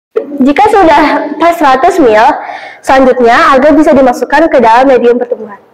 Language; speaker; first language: Indonesian; native; Indonesian